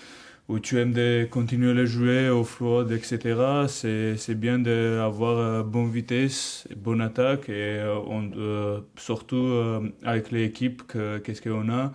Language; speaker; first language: French; non-native, learner; Georgian